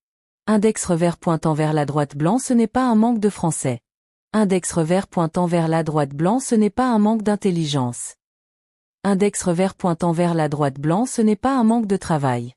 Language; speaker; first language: French; native; French